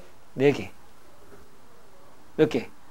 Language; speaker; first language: Korean; native; Korean